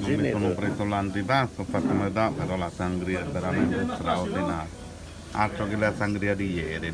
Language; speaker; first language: Italian; native; Italian